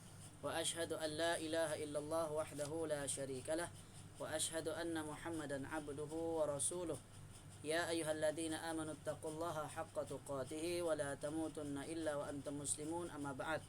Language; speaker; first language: Arabic; non-native, fluent; Malay